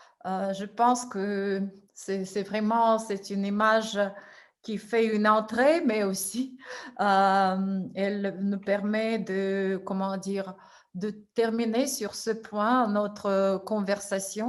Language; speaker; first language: French; non-native, fluent; Russian